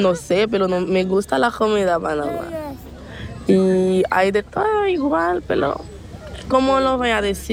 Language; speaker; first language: Spanish; non-native, learner; Haitian Creole